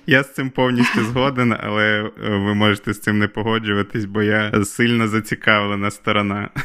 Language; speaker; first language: Ukrainian; native; Ukrainian